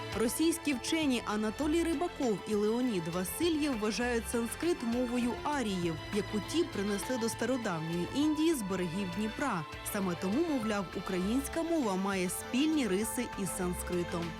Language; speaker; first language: Ukrainian; native; Ukrainian